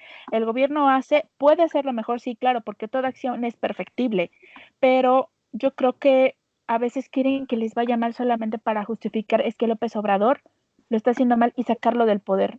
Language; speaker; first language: Spanish; native; Spanish